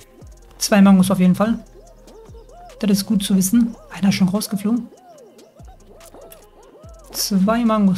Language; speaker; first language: German; native; German